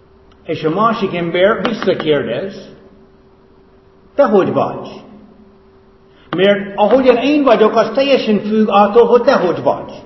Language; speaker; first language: Hungarian; non-native, fluent; English